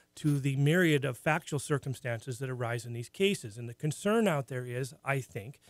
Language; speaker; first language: English; native; English